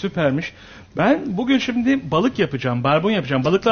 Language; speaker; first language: Turkish; native; Turkish